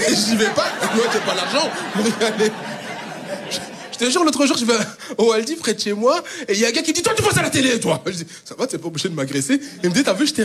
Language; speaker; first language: French; native; French